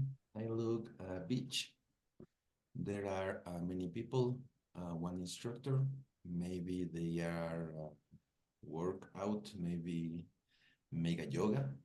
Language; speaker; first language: English; non-native, learner; Spanish